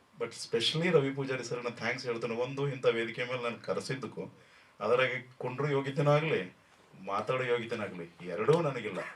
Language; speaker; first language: Kannada; native; Kannada